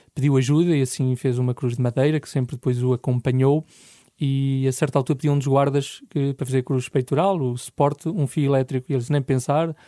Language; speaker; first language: Portuguese; native; Portuguese